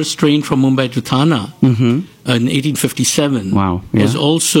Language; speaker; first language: English; non-native, local second language; Gujarati